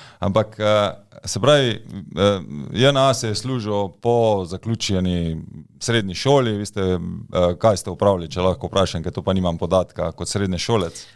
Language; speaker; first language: Slovenian; native; Slovenian